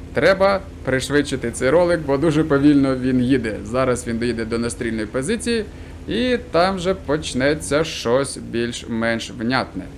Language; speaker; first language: Ukrainian; non-native, local second language; Russian